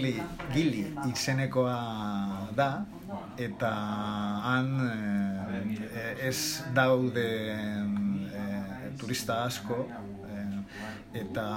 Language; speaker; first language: Basque; non-native, learner; Spanish